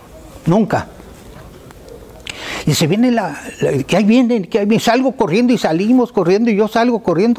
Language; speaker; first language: Spanish; native; Spanish